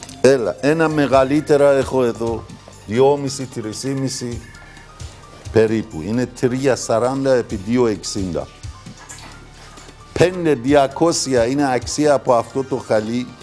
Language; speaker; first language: Greek; non-native, learner; Persian